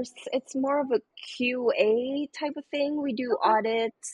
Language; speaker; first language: English; non-native, local second language; Filipino